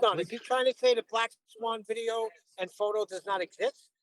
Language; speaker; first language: English; native; English